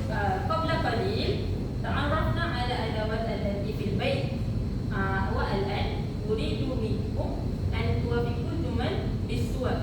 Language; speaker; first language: Arabic; non-native, learner; Malay